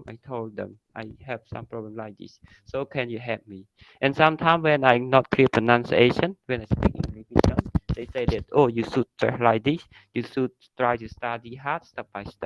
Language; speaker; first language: English; non-native, learner; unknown